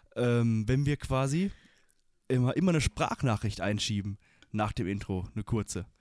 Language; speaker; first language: German; early bilingual, other home language; Turkish